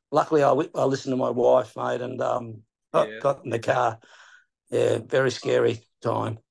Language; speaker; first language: English; native; English